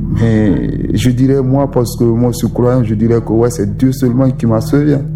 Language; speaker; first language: French; non-native, local second language; Susu